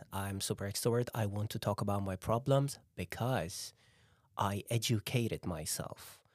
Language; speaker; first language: English; non-native, fluent; Persian